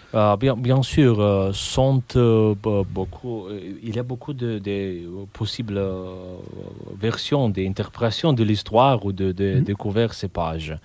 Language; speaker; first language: French; non-native, fluent; Romanian